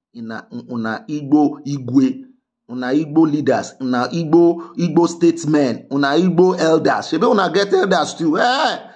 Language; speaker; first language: Nigerian Pidgin; non-native, local second language; Yoruba